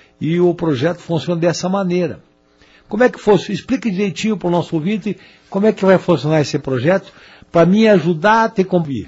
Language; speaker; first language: Portuguese; native; Portuguese